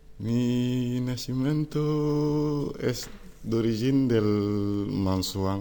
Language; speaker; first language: Spanish; non-native, learner; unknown